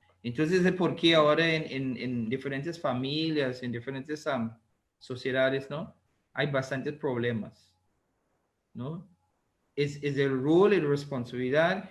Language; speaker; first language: Spanish; non-native, learner; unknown